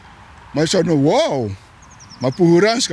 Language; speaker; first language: Finnish; non-native, learner; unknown